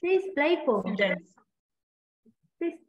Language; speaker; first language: English; non-native, learner; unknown